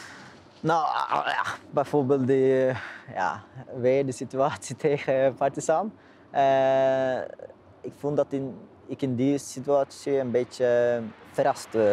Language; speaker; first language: Dutch; non-native, fluent; Norwegian